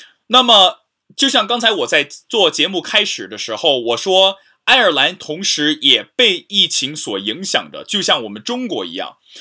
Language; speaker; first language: Chinese; native; Chinese